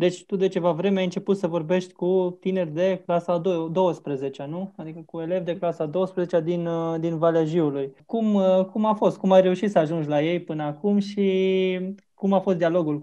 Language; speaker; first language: Romanian; native; Romanian